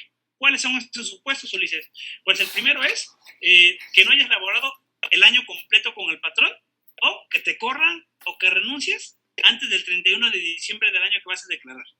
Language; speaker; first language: Spanish; native; Spanish